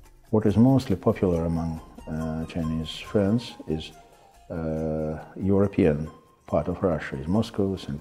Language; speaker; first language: English; non-native, fluent; Russian